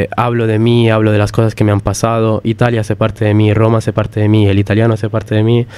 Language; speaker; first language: Spanish; early bilingual, heritage; Italian